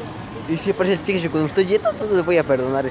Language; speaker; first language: Spanish; native; Spanish